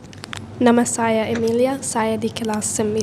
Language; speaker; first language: Indonesian; non-native, learner; English